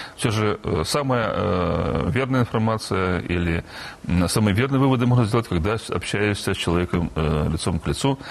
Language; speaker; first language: Russian; non-native, local second language; Romanian